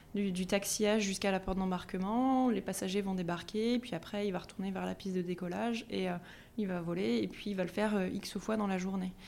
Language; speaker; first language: French; native; French